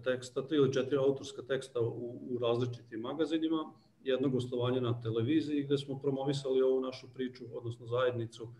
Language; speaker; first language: Serbian; native; Serbian